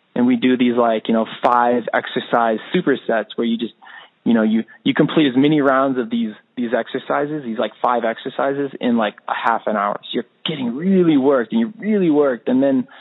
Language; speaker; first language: English; native; English